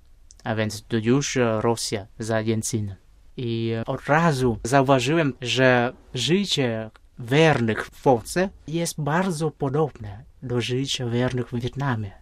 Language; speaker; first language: Polish; non-native, fluent; Vietnamese